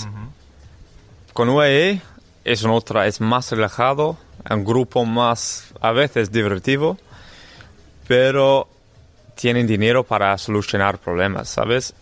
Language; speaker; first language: Spanish; non-native, learner; English